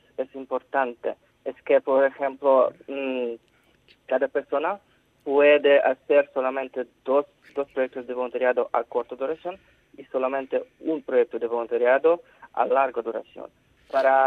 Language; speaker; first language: Spanish; non-native, fluent; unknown